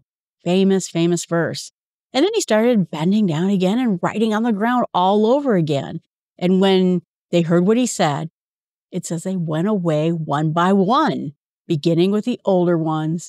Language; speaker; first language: English; native; English